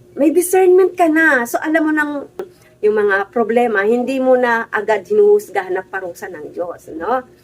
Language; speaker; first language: Filipino; non-native, local second language; Bikol